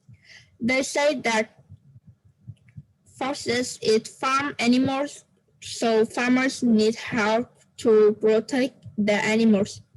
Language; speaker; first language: English; non-native, learner; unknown